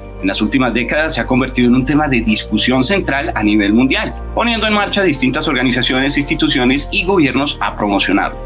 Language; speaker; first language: Spanish; native; Spanish